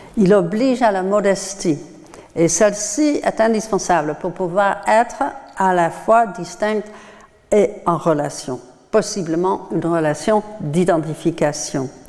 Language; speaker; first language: French; non-native, fluent; Dutch